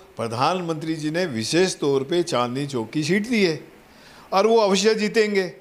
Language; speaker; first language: Hindi; native; Hindi